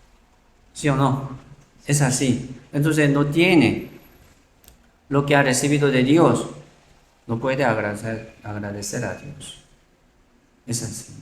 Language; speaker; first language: Spanish; non-native, learner; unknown